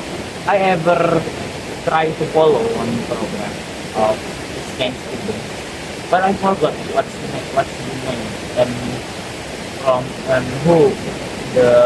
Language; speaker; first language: English; non-native, learner; Indonesian